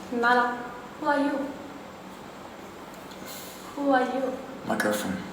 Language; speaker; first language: English; non-native, learner; Korean